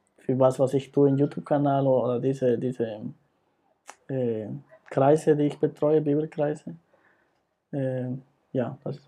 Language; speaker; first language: German; non-native, fluent; Spanish